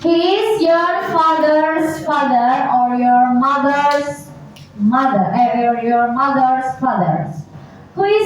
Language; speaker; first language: English; non-native, learner; Indonesian